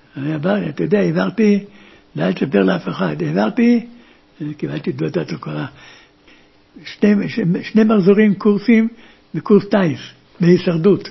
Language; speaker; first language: Hebrew; early bilingual, other home language; German